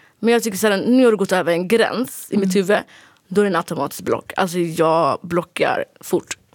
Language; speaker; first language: Swedish; early bilingual, other home language; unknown